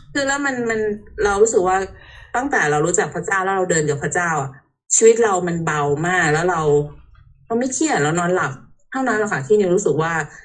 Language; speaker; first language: Thai; early bilingual, heritage; Thai